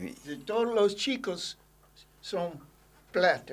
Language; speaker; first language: Spanish; non-native, learner; English